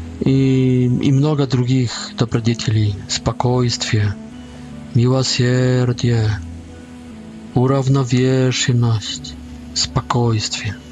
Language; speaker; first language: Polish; non-native, learner; Russian